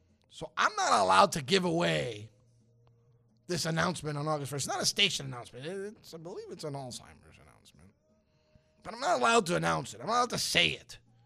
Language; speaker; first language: English; early bilingual, other home language; Spanish